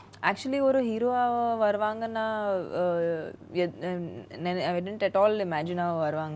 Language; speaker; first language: Tamil; non-native, fluent; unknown